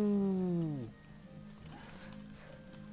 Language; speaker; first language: French; native; French